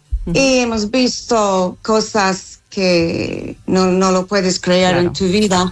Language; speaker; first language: Spanish; non-native, fluent; English